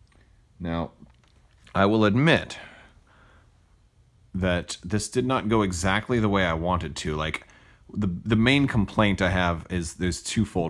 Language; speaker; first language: English; native; English